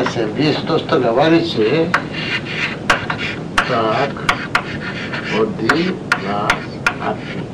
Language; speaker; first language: Russian; non-native, learner; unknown